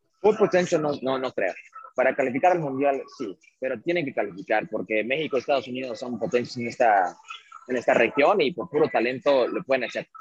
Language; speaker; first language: Spanish; early bilingual, heritage; Spanish